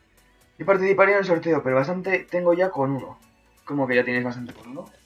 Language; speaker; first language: Spanish; native; Spanish